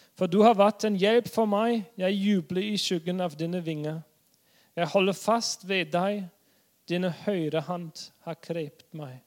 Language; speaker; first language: Norwegian; non-native, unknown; German